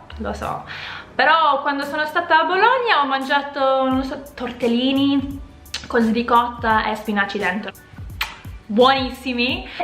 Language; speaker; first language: Italian; non-native, fluent; English